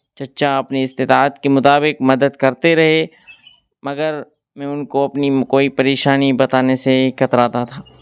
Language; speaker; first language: Urdu; non-native, local second language; Kachhi